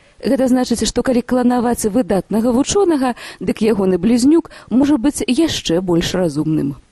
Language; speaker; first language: Belarusian; native; Belarusian